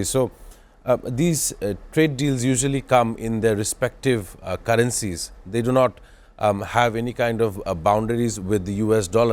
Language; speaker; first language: English; non-native, local second language; Bangla